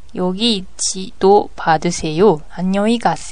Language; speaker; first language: Korean; non-native, learner; Japanese